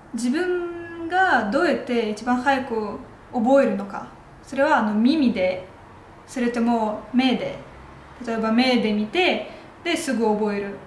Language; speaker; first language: Japanese; non-native, fluent; Russian